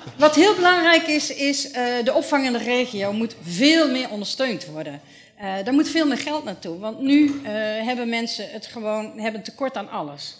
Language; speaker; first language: Dutch; native; Dutch